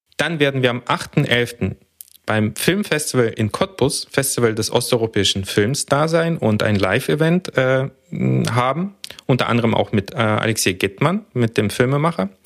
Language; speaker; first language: German; early bilingual, other home language; Russian